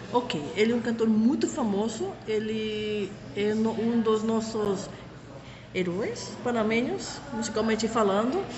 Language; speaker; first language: Portuguese; non-native, fluent; Spanish